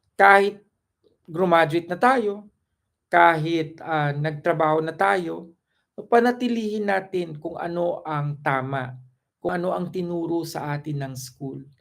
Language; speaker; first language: Filipino; non-native, local second language; Cebuano